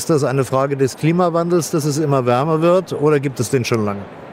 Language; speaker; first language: German; native; German